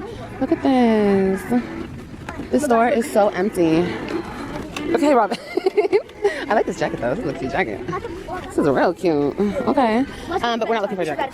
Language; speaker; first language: English; native; English